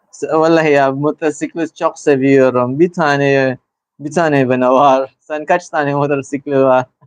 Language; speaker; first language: Turkish; non-native, learner; Filipino